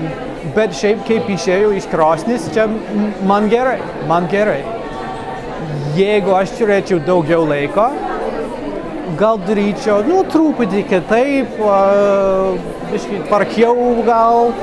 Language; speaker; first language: Lithuanian; non-native, fluent; English